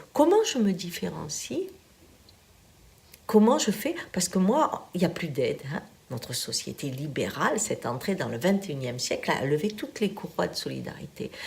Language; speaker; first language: French; native; French